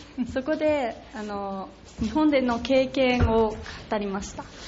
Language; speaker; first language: Japanese; non-native, fluent; Mongolian